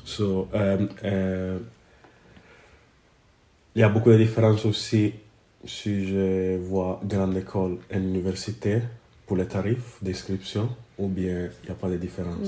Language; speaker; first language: French; non-native, fluent; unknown